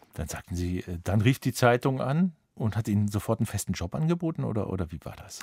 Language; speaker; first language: German; native; German